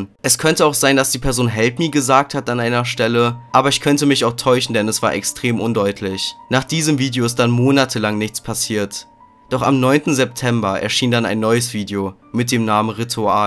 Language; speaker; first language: German; native; German